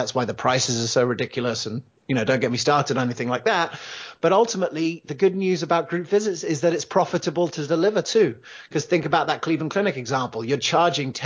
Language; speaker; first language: English; native; English